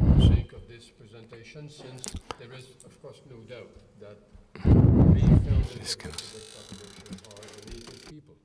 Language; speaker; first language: English; non-native, local second language; French